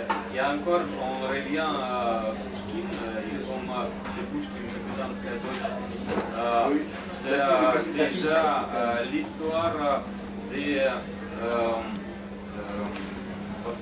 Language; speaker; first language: French; non-native, fluent; Russian